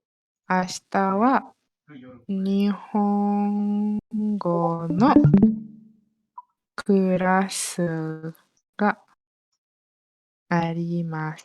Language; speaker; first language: Japanese; non-native, fluent; Malay